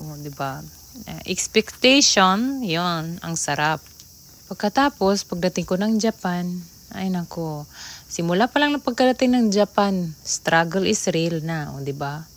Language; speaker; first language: Filipino; native; Filipino